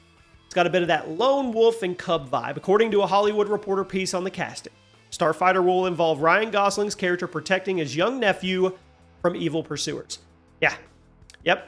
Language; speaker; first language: English; native; English